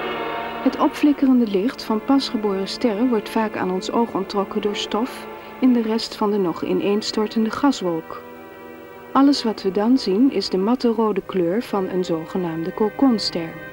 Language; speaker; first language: Dutch; native; Dutch